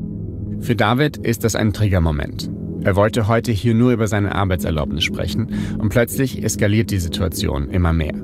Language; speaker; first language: German; native; German